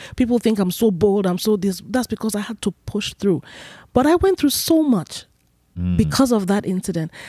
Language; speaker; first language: English; non-native, local second language; Igbo